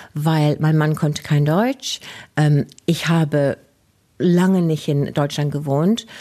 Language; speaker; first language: German; non-native, fluent; English